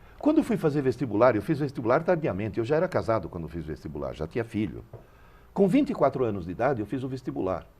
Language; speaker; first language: Portuguese; early bilingual, other home language; Italian